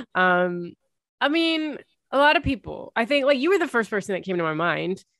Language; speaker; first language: English; early bilingual, other home language; Arabic